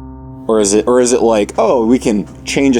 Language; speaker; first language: English; native; English